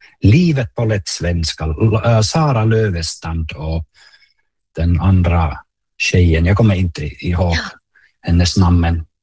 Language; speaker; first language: Swedish; non-native, local second language; Finnish